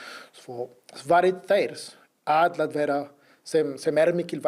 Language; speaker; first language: Icelandic; non-native, learner; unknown